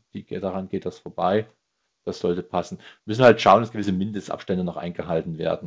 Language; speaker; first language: German; native; German